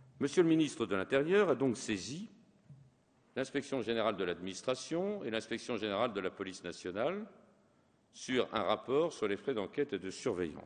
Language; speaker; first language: French; native; French